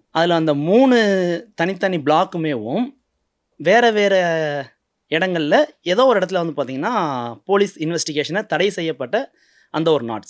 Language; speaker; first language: Tamil; native; Tamil